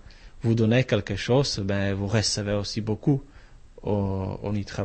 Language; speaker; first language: French; non-native, fluent; Czech